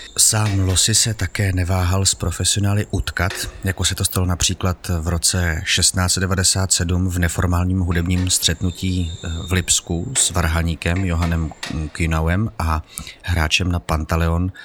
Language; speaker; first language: Czech; native; Czech